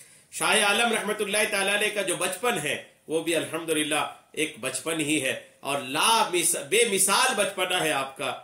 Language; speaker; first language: Urdu; native; Urdu